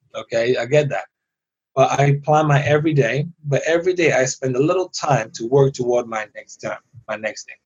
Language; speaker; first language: English; early bilingual, other home language; Persian